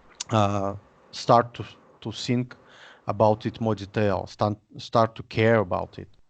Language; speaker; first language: English; non-native, learner; Russian